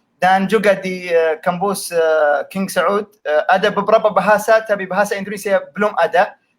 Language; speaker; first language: Indonesian; non-native, fluent; Arabic